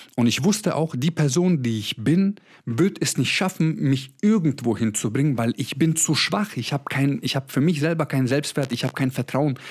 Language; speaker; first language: German; early bilingual, other home language; Croatian